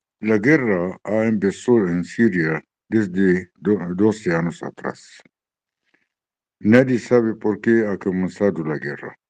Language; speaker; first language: Spanish; non-native, learner; Arabic